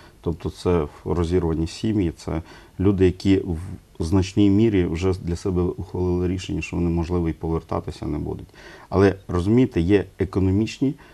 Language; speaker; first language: Ukrainian; non-native, local second language; Russian